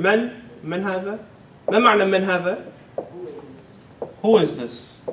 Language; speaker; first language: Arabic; non-native, fluent; English